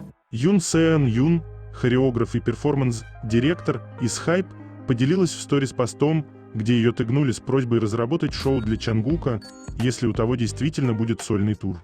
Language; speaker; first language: Russian; native; Russian